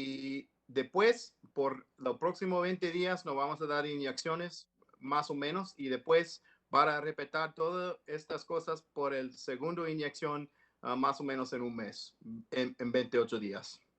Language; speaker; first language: Spanish; non-native, learner; English